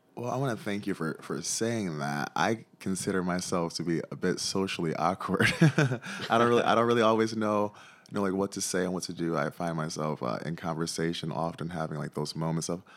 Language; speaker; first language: English; native; English